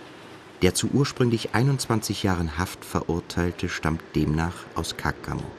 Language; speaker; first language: German; native; German